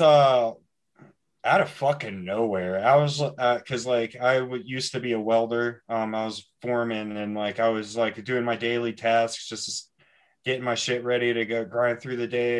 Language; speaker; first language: English; native; English